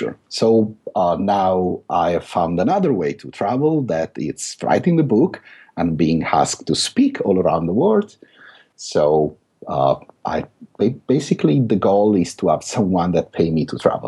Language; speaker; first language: English; non-native, fluent; Italian